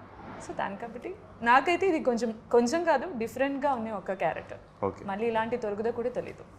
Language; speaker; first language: Telugu; non-native, learner; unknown